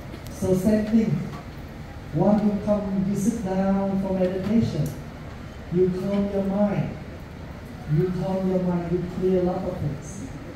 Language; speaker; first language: English; non-native, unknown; Vietnamese